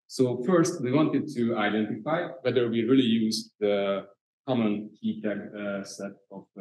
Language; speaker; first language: English; non-native, fluent; Hungarian